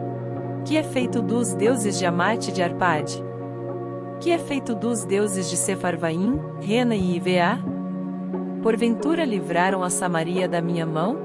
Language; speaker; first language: Portuguese; native; Portuguese